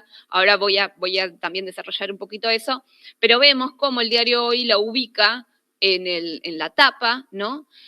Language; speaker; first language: Spanish; native; Spanish